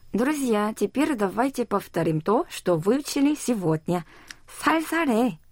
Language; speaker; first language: Russian; non-native, local second language; Korean